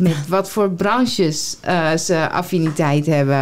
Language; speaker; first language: Dutch; native; Dutch